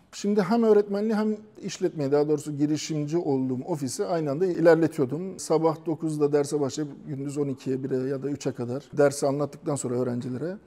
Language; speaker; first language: Turkish; native; Turkish